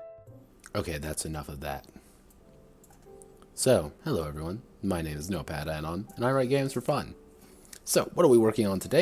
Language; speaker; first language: English; native; English